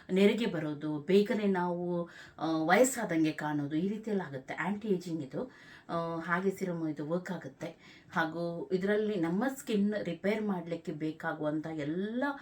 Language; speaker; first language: Kannada; non-native, local second language; Konkani